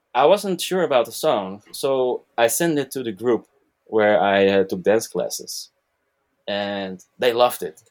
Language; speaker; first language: English; non-native, fluent; Dutch